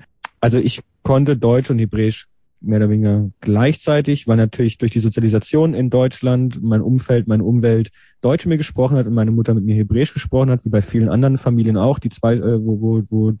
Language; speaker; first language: German; native; German